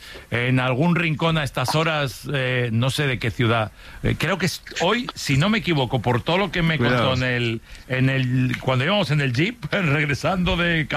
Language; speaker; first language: Spanish; native; Spanish